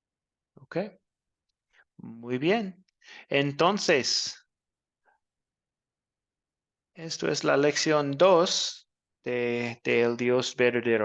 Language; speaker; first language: Spanish; non-native, fluent; English